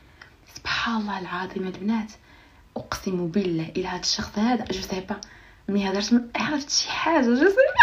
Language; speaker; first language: Arabic; native; Arabic